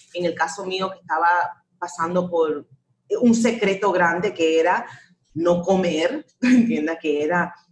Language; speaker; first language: Spanish; early bilingual, heritage; Spanish